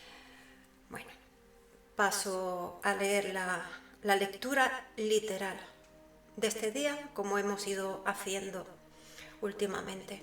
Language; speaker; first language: Spanish; native; Spanish